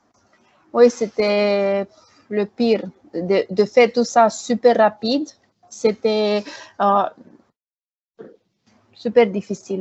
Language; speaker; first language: French; non-native, fluent; Romanian